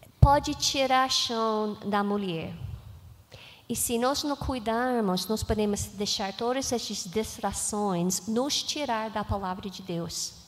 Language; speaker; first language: Portuguese; non-native, learner; English